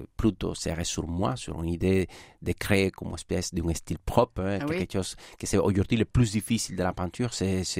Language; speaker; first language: French; non-native, fluent; Spanish